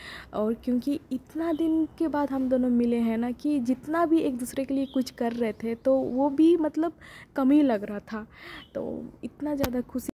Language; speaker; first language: Hindi; non-native, local second language; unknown